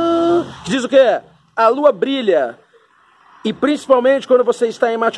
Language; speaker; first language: Portuguese; native; Portuguese